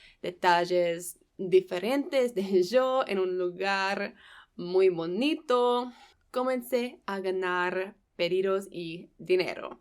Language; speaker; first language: Spanish; non-native, fluent; English